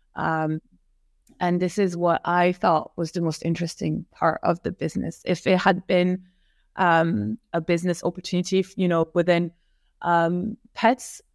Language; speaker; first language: English; non-native, fluent; French